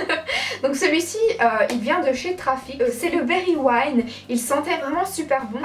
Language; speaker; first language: French; native; French